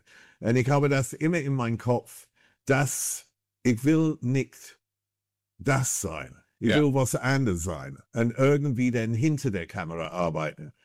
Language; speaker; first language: German; non-native, fluent; English